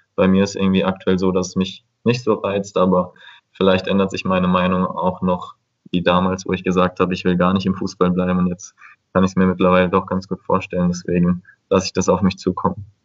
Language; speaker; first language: German; native; German